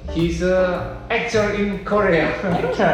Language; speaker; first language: English; non-native, learner; Korean